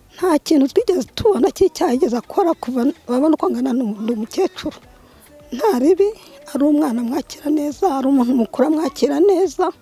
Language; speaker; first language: Kinyarwanda; native; Kinyarwanda